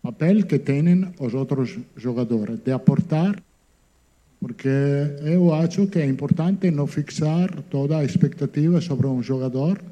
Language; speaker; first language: Portuguese; non-native, learner; Italian